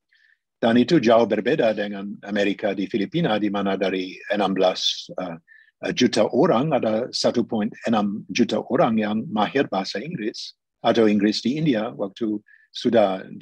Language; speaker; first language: Indonesian; non-native, fluent; English